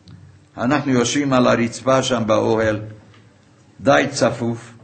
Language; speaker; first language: Hebrew; non-native, fluent; Hungarian